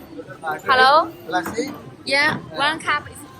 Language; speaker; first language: English; non-native, learner; Chinese